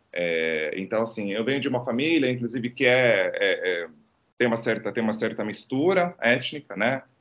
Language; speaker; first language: Portuguese; non-native, fluent; Croatian